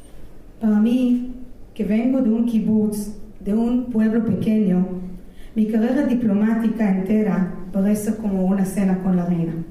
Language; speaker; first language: Spanish; non-native, fluent; Hebrew